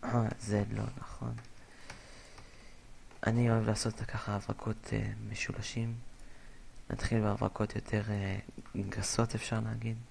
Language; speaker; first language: Hebrew; native; Hebrew